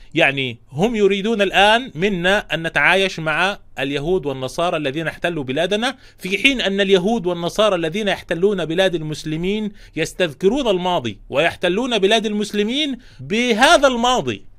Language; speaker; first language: Arabic; native; Arabic